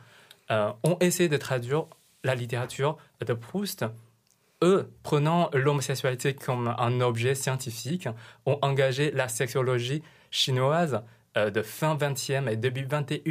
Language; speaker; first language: French; non-native, fluent; Chinese